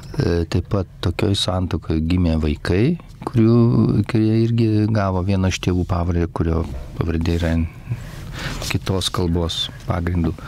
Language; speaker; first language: Lithuanian; native; Lithuanian